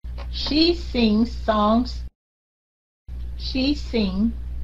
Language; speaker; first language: English; non-native, fluent; Vietnamese